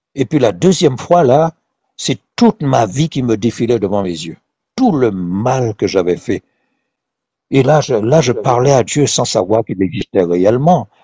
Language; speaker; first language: French; non-native, local second language; Haitian Creole